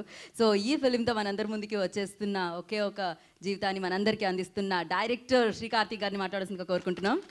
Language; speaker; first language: Telugu; native; Telugu